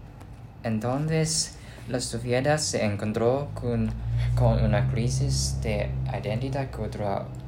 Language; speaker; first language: Spanish; non-native, learner; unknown